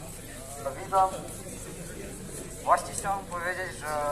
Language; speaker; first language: Polish; non-native, fluent; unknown